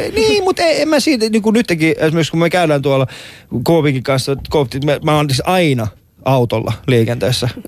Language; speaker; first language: Finnish; early bilingual, other home language; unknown